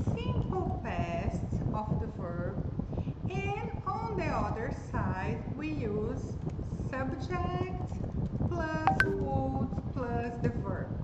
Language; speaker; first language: English; non-native, fluent; Portuguese